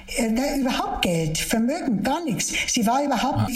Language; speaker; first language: German; native; German